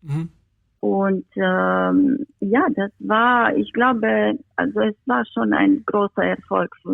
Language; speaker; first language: German; non-native, fluent; Romanian